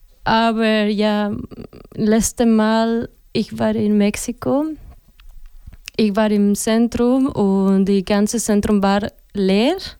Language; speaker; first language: German; non-native, learner; Spanish